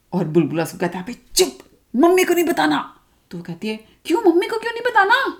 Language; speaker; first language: Hindi; native; Hindi